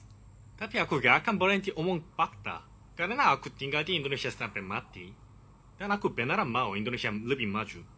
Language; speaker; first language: Indonesian; non-native, fluent; Korean